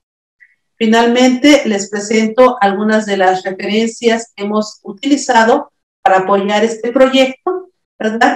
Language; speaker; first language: Spanish; native; Spanish